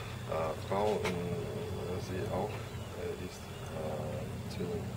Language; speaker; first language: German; non-native, learner; Russian